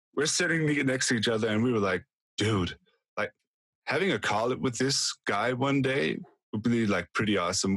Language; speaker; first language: English; non-native, fluent; German